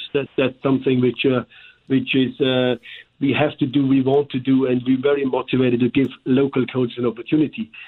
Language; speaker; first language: English; non-native, fluent; German